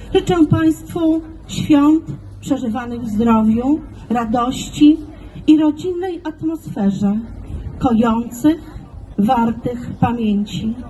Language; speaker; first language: Polish; native; Polish